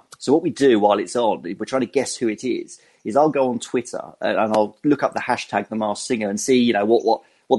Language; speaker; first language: English; native; English